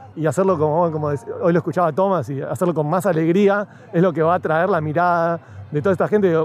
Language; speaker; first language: Spanish; native; Spanish